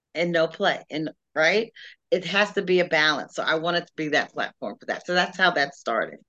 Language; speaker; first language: English; native; English